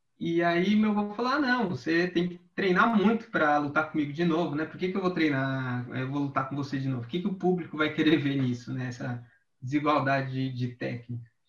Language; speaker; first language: Portuguese; native; Portuguese